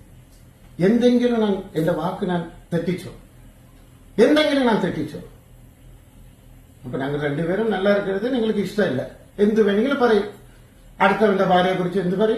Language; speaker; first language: Malayalam; non-native, fluent; Tamil